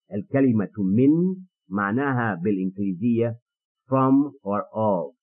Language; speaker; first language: Arabic; non-native, fluent; English